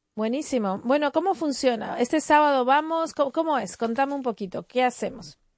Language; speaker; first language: Spanish; native; Spanish